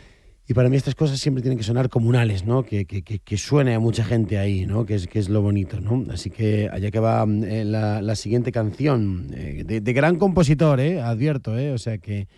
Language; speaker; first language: Spanish; native; Spanish